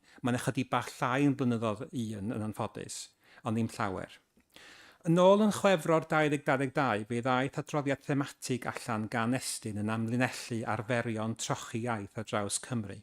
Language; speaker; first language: Welsh; native; Welsh